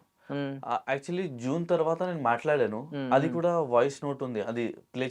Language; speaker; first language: Telugu; non-native, local second language; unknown